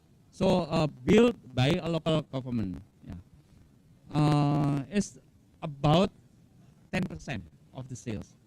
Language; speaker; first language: English; non-native, fluent; Indonesian